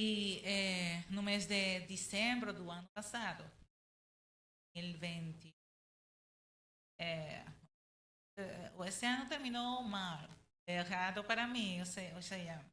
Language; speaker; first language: Portuguese; non-native, learner; Spanish